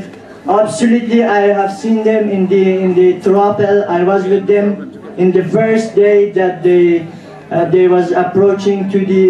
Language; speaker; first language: English; non-native, learner; Pashto